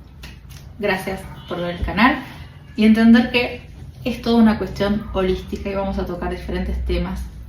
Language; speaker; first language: Spanish; native; Spanish